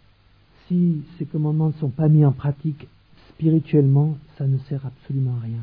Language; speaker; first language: French; native; French